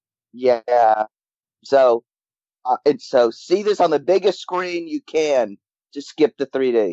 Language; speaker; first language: English; native; English